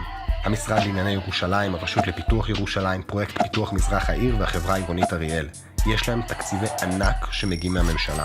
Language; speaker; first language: Hebrew; native; Hebrew